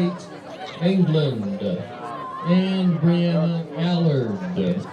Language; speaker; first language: English; native; English